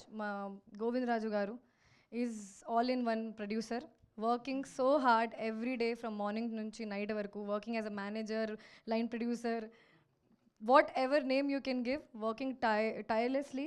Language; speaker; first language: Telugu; non-native, local second language; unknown